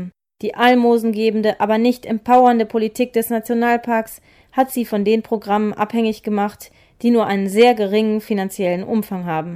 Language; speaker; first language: German; native; German